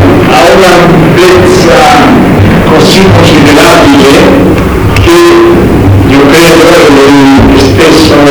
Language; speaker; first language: Italian; non-native, learner; Spanish